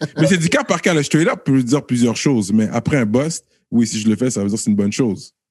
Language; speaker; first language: French; early bilingual, other home language; Haitian Creole